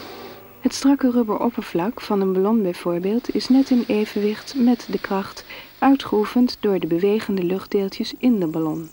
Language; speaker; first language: Dutch; native; Dutch